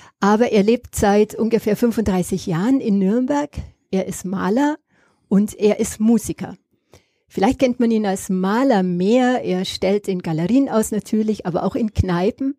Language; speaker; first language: German; native; German